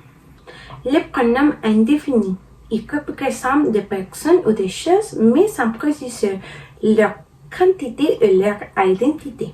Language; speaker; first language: French; non-native, learner; Spanish